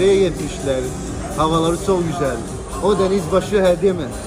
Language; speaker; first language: Turkish; non-native, learner; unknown